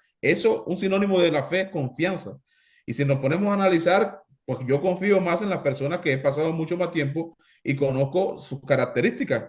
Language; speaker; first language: Spanish; native; Spanish